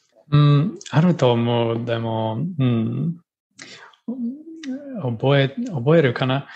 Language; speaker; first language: Japanese; non-native, learner; English